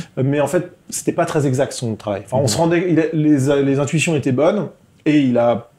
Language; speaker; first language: French; native; French